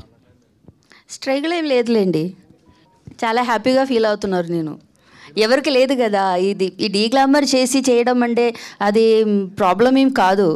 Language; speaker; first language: Telugu; non-native, fluent; Malayalam